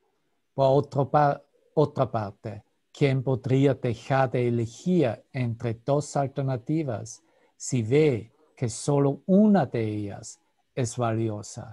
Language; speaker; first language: Spanish; non-native, fluent; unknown